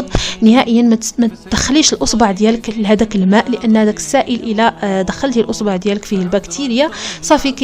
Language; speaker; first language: Arabic; native; Arabic